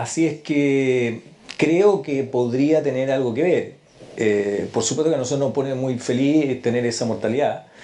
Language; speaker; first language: Spanish; native; Spanish